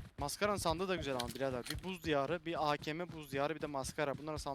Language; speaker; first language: Turkish; native; Turkish